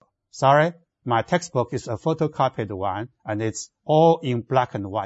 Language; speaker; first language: English; non-native, fluent; Chinese